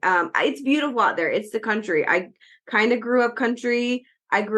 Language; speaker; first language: English; native; English